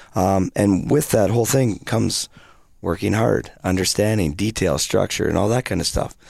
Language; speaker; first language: English; native; English